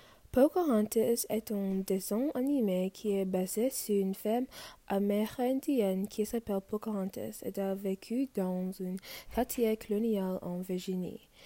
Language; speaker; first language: French; non-native, fluent; English